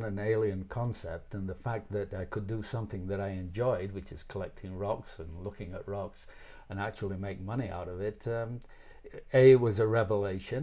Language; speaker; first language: English; native; English